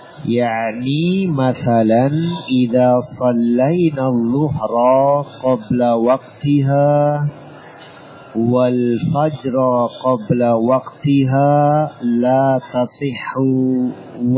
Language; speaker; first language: Arabic; non-native, fluent; Indonesian